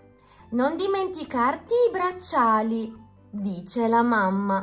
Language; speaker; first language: Italian; native; Italian